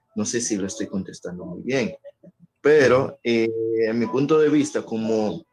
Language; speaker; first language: Spanish; early bilingual, other home language; Haitian Creole